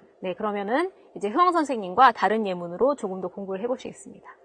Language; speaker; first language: Korean; native; Korean